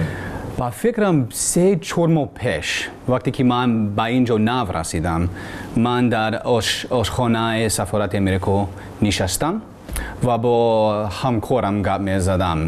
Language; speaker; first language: Persian; non-native, fluent; English